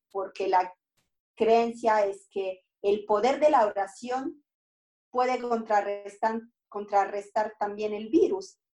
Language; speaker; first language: Spanish; non-native, fluent; Italian